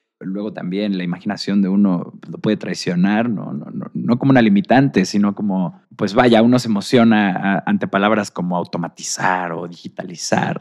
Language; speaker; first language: Spanish; native; Spanish